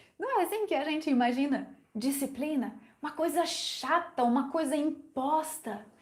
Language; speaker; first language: Portuguese; non-native, fluent; Ukrainian